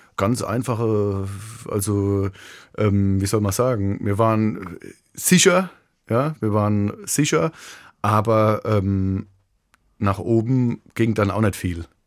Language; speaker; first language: German; native; German